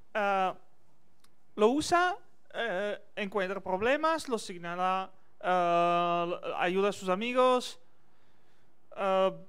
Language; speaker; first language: Spanish; non-native, fluent; Italian